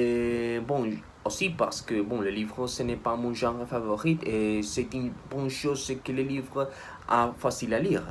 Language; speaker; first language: French; non-native, learner; Spanish